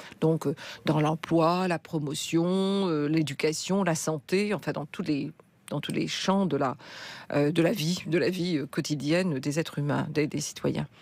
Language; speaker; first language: French; native; French